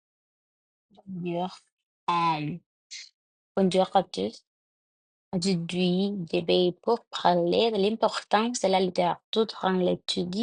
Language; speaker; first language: French; non-native, learner; Spanish